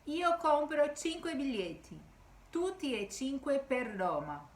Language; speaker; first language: Italian; non-native, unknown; Portuguese